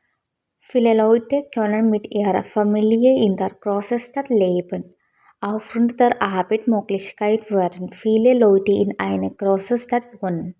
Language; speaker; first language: German; non-native, learner; Malayalam